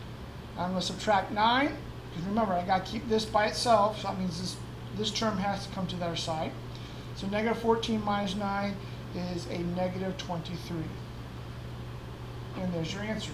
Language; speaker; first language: English; native; English